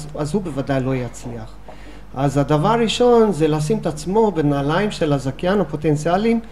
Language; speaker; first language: Hebrew; non-native, fluent; English